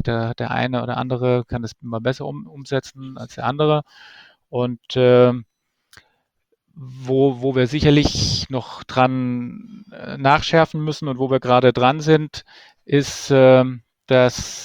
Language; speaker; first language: German; native; German